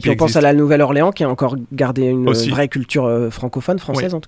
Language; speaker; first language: French; native; French